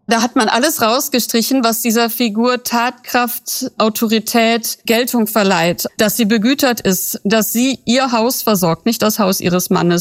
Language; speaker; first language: German; native; German